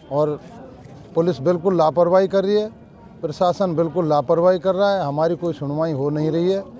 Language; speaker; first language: Hindi; native; Hindi